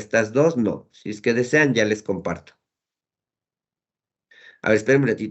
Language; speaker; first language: Spanish; native; Spanish